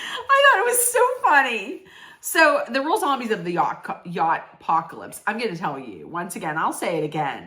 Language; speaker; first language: English; native; English